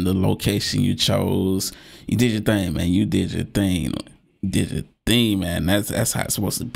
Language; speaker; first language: English; native; English